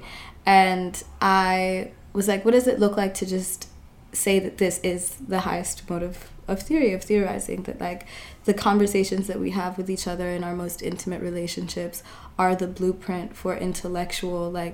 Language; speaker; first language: English; native; English